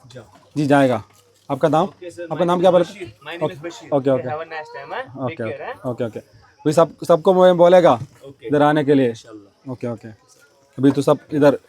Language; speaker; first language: Hindi; non-native, learner; Malayalam